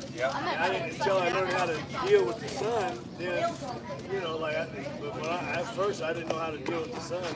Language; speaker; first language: English; native; English